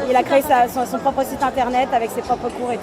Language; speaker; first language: French; native; French